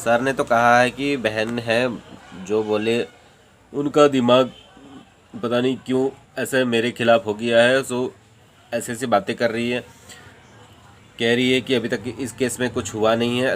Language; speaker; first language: Hindi; native; Hindi